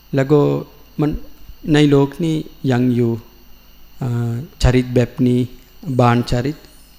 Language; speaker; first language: Thai; non-native, learner; Sinhala